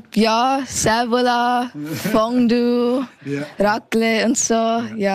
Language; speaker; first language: German; early bilingual, heritage; German